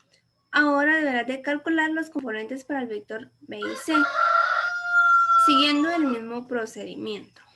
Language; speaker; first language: Spanish; native; Spanish